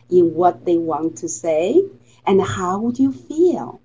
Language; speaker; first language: English; non-native, fluent; Chinese